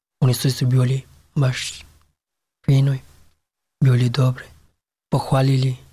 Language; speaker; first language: Serbian; non-native, learner; Pashto